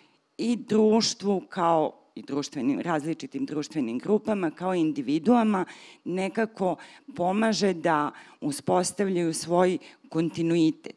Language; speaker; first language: Serbian; native; Serbian